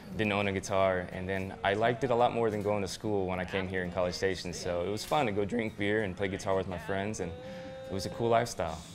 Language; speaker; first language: English; native; English